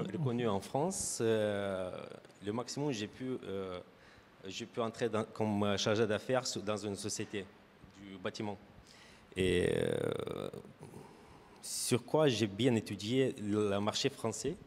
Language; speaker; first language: French; non-native, fluent; Romanian